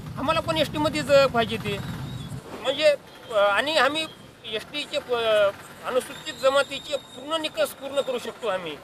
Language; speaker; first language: Marathi; non-native, local second language; Lambadi